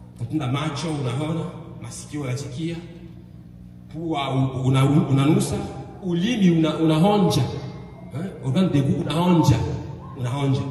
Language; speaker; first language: Swahili; non-native, local second language; Bembe